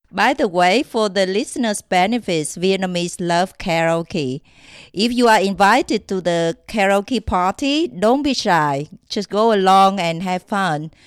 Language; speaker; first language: English; non-native, fluent; Vietnamese